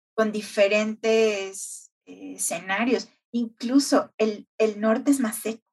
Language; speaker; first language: Spanish; native; Spanish